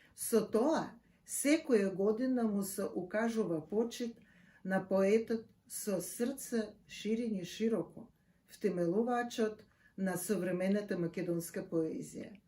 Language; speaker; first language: Macedonian; non-native, fluent; Russian